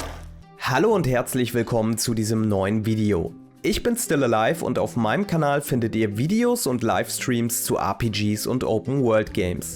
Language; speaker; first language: German; native; German